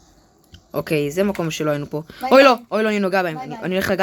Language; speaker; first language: Hebrew; native; Hebrew